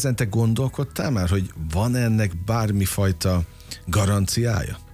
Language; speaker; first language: Hungarian; native; Hungarian